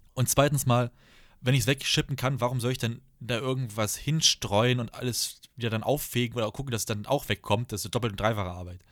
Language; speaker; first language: German; native; German